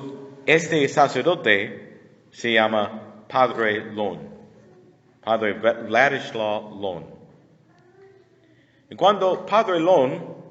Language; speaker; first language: Spanish; non-native, learner; English